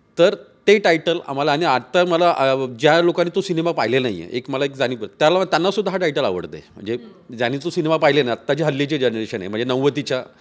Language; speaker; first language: Marathi; native; Marathi